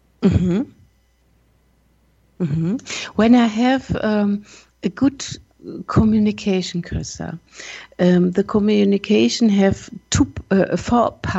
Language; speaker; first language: English; non-native, learner; German